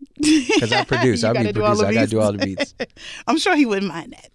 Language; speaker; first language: English; native; English